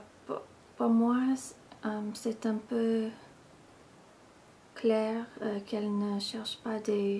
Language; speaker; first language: French; non-native, learner; English